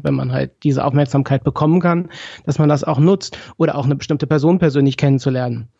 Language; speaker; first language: German; native; German